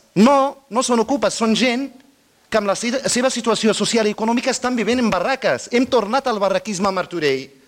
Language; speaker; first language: Catalan; non-native, fluent; Arabic